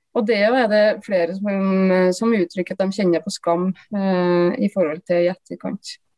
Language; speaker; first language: Norwegian; native; Norwegian